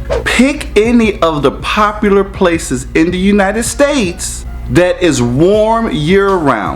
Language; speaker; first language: English; native; English